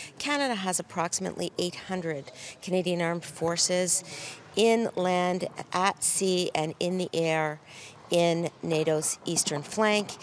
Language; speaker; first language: English; native; English